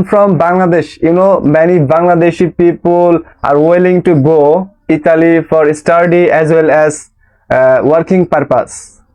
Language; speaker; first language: English; non-native, learner; Bangla